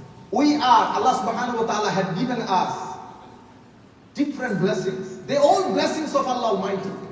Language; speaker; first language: English; non-native, local second language; Bangla